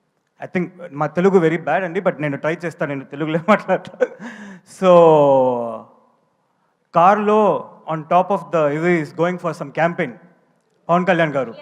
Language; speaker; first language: Telugu; non-native, learner; Tamil